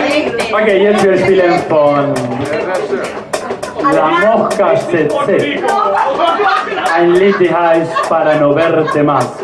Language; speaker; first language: German; non-native, learner; Spanish